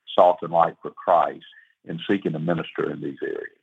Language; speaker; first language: English; native; English